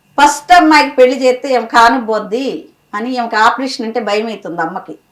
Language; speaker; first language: Telugu; native; Telugu